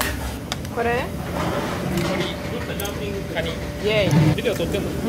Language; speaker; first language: Japanese; non-native, fluent; Turkish